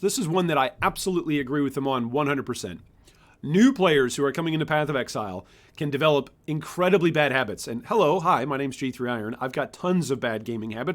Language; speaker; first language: English; native; English